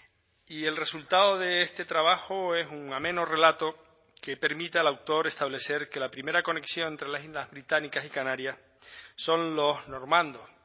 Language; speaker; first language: Spanish; native; Spanish